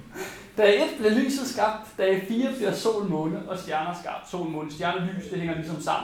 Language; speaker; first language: Danish; native; Danish